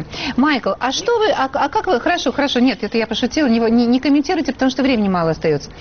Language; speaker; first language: Russian; native; Russian